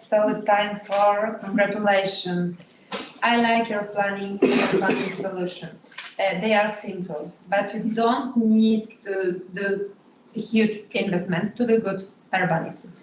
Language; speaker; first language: English; non-native, fluent; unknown